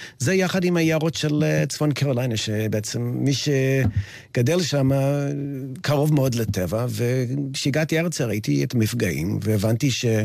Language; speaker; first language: Hebrew; non-native, fluent; English